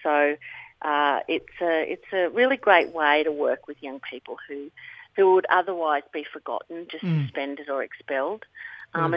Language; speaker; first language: English; native; English